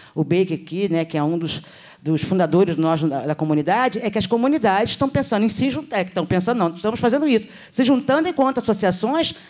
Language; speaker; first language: Portuguese; native; Portuguese